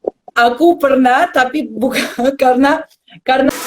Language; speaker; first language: Indonesian; non-native, fluent; Russian